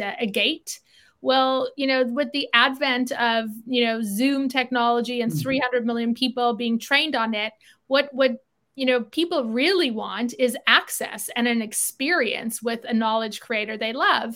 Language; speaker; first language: English; native; English